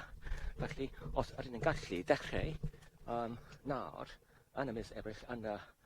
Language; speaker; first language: Welsh; non-native, learner; English